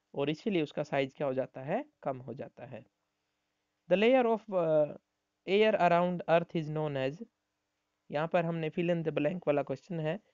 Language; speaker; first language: Hindi; native; Hindi